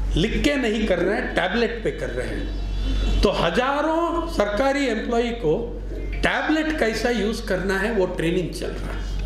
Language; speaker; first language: Hindi; non-native, local second language; Telugu